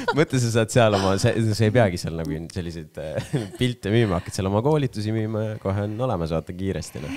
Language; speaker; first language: Estonian; non-native, local second language; Russian